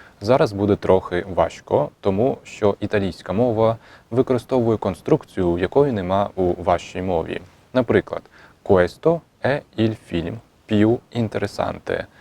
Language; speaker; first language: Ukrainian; non-native, fluent; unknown